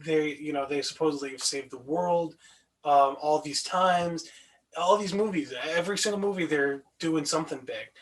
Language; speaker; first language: English; native; English